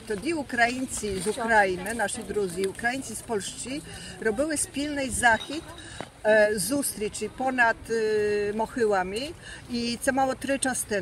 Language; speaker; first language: Ukrainian; early bilingual, heritage; Ukrainian